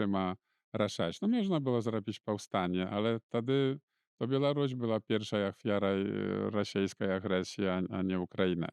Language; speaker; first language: Polish; non-native, local second language; Belarusian